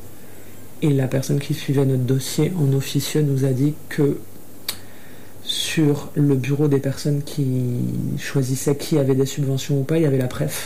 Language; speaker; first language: French; native; French